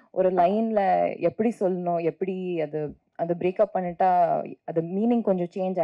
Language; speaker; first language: Tamil; non-native, learner; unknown